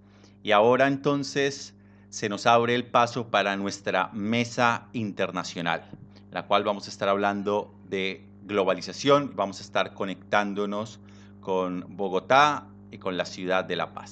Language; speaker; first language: Spanish; native; Spanish